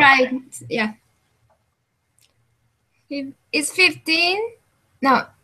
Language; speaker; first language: English; non-native, learner; Spanish